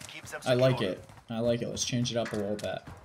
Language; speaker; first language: English; native; English